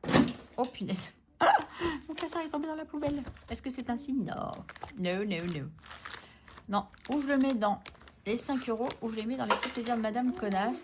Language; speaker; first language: French; native; French